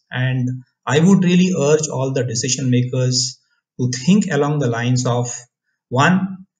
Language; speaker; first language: English; non-native, local second language; Odia